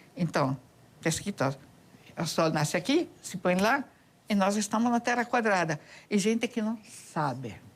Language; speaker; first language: Portuguese; non-native, fluent; Italian